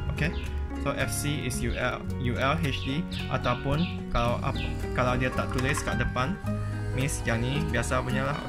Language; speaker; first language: Malay; native; Malay